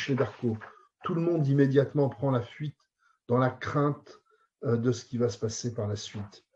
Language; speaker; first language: French; native; French